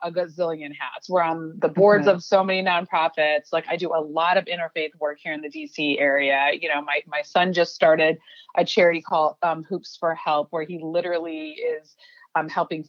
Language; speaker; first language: English; early bilingual, other home language; Urdu